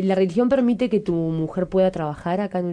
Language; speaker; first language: Spanish; native; Spanish